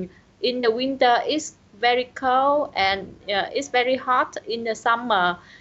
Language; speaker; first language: English; non-native, learner; Vietnamese